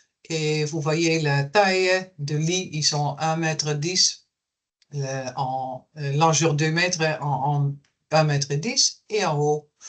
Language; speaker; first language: French; non-native, fluent; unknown